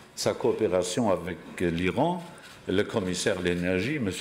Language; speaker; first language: French; non-native, local second language; Luxembourgish